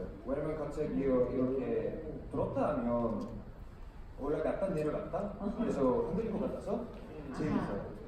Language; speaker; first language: Korean; non-native, learner; Bulgarian